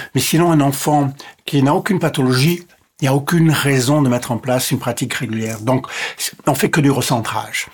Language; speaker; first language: French; non-native, local second language; English